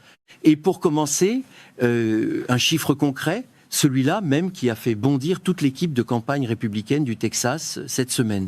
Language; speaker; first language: French; native; French